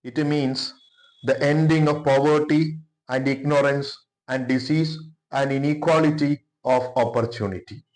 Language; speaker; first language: English; non-native, local second language; Malayalam